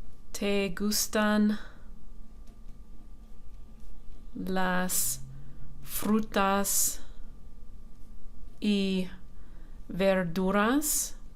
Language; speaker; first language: Spanish; non-native, fluent; English